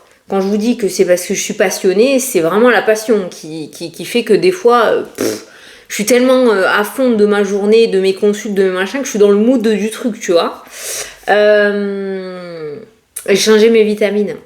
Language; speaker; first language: French; native; French